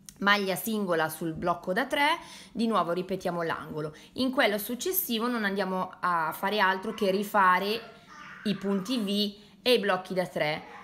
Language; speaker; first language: Italian; native; Italian